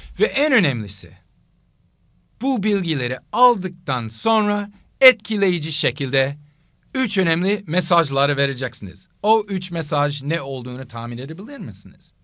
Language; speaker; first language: Turkish; non-native, fluent; English